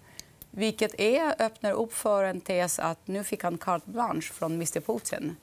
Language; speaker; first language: Swedish; non-native, fluent; Russian